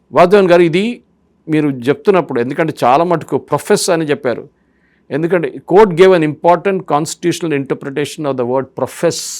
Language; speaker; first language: Telugu; non-native, fluent; Malayalam